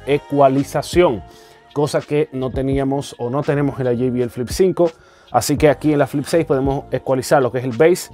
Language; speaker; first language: Spanish; native; Spanish